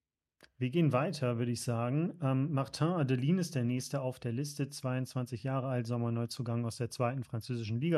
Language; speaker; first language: German; native; German